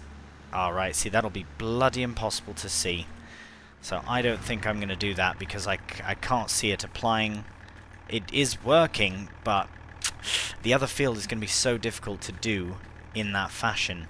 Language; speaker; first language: English; native; English